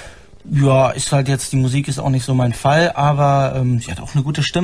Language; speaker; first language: German; native; German